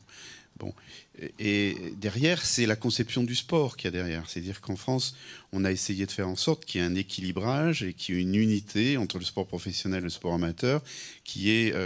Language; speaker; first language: French; native; French